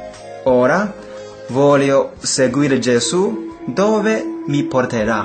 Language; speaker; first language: Italian; non-native, fluent; Chinese